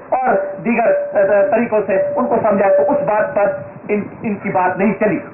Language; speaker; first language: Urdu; non-native, local second language; Sindhi